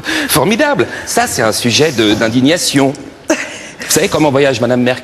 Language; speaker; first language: French; native; French